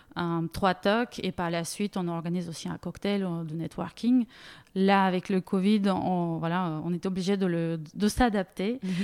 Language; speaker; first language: French; non-native, fluent; Bulgarian